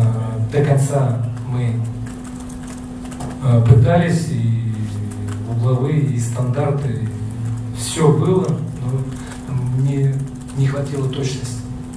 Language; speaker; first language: Russian; native; Russian